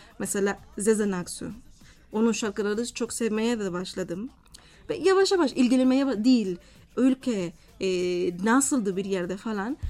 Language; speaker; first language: Turkish; non-native, fluent; Spanish